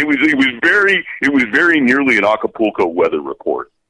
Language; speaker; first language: English; native; English